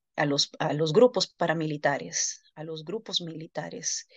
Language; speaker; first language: Spanish; native; Spanish